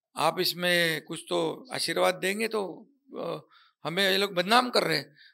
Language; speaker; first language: Hindi; non-native, local second language; Marathi